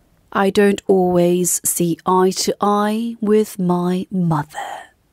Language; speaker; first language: English; non-native, fluent; Korean